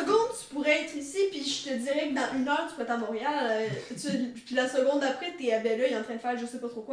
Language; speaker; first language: French; native; French